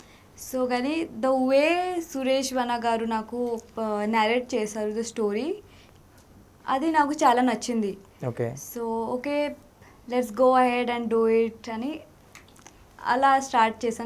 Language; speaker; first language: Telugu; non-native, local second language; Odia